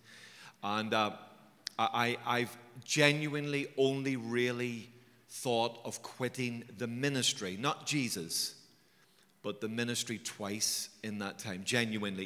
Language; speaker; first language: English; native; English